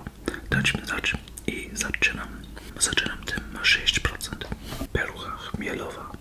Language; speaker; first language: Polish; early bilingual, heritage; Polish